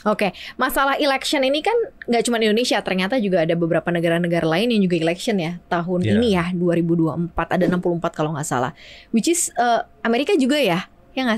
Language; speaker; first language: Indonesian; native; Indonesian